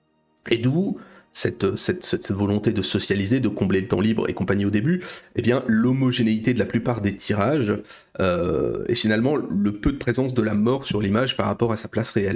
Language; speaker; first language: French; native; French